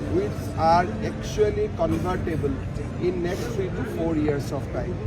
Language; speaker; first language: English; non-native, local second language; Assamese